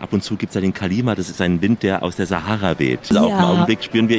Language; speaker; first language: German; native; German